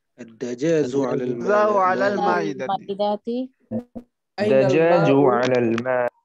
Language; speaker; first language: Arabic; non-native, learner; Bangla